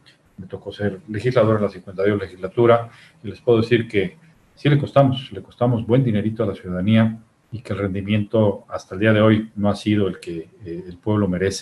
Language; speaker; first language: Spanish; native; Spanish